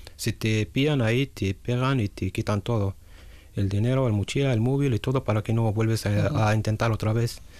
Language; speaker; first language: Spanish; non-native, fluent; Arabic